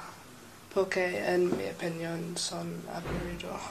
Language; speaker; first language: Spanish; non-native, learner; English